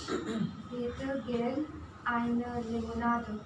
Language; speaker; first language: German; non-native, learner; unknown